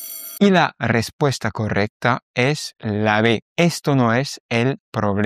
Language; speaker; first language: Spanish; non-native, fluent; French